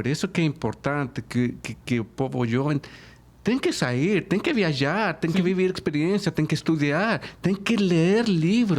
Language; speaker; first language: Portuguese; non-native, fluent; Spanish